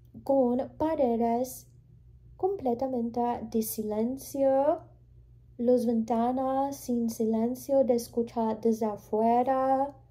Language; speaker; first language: Spanish; early bilingual, heritage; English